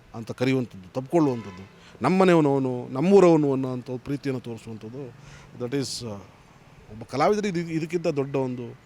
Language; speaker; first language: Kannada; native; Kannada